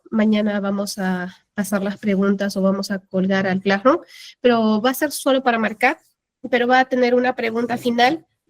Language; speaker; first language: Spanish; native; Spanish